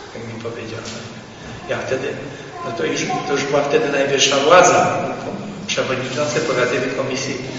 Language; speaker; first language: Polish; native; Polish